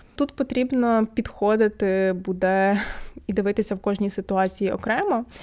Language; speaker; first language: Ukrainian; native; Ukrainian